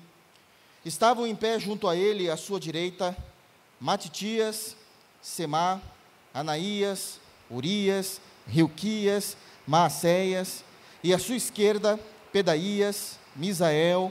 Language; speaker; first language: Portuguese; native; Portuguese